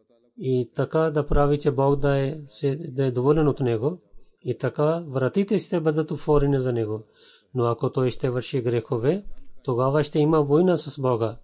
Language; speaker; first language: Bulgarian; non-native, fluent; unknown